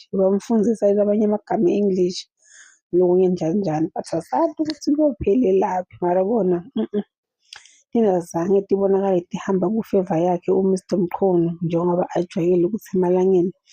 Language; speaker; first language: Zulu; non-native, local second language; Swati